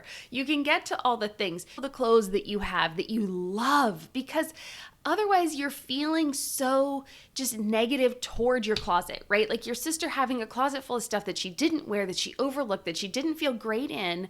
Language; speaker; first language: English; native; English